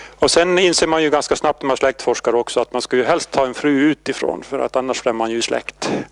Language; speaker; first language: Swedish; native; Swedish